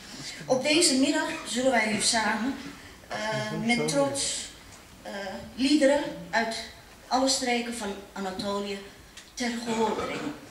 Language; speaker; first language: Dutch; early bilingual, other home language; Turkish